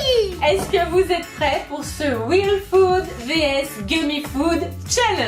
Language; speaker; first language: French; native; French